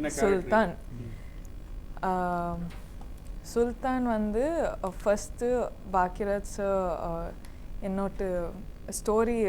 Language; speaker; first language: Tamil; non-native, learner; Kodava